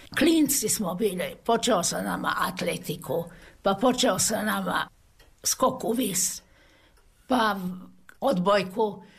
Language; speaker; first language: Serbian; native; Serbian